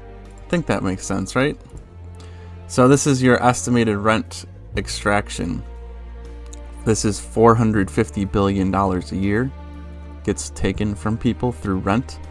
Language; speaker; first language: English; native; English